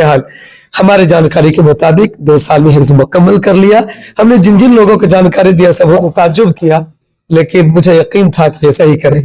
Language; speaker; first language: Urdu; native; Urdu